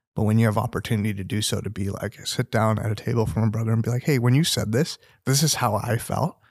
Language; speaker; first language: English; native; English